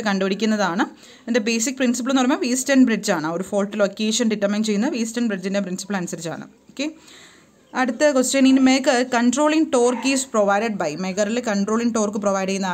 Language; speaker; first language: English; non-native, local second language; Malayalam